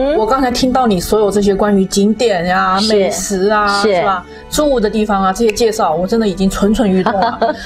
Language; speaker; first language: Chinese; native; Chinese